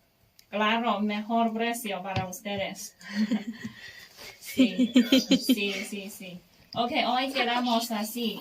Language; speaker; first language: Spanish; non-native, learner; Chinese